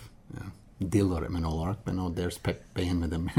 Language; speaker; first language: Turkish; non-native, learner; English